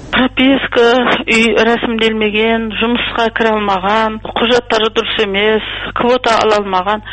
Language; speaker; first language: Kazakh; early bilingual, heritage; Kazakh